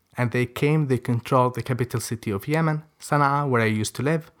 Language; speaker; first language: English; non-native, fluent; Arabic